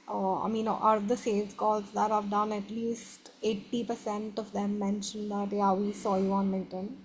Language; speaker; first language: English; non-native, local second language; Hindi